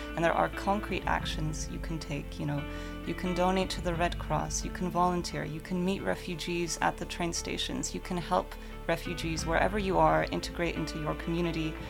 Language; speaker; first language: English; early bilingual, other home language; Ukrainian